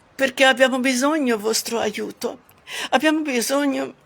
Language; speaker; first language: Italian; non-native, learner; Ukrainian